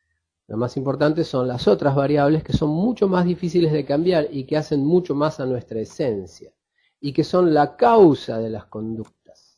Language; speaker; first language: Spanish; native; Spanish